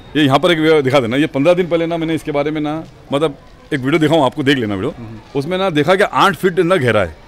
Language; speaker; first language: Hindi; non-native, local second language; Urdu